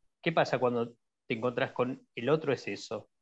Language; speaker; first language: Spanish; native; Spanish